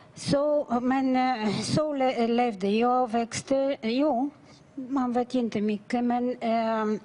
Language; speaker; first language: Swedish; non-native, fluent; Bulgarian